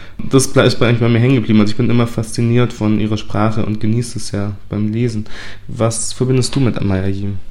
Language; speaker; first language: German; native; German